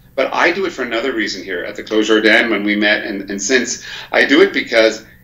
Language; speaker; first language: English; native; English